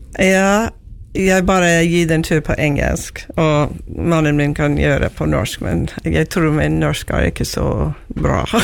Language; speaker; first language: Norwegian; non-native, learner; English